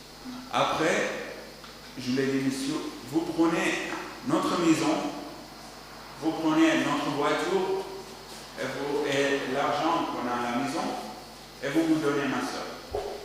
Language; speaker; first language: French; non-native, learner; Arabic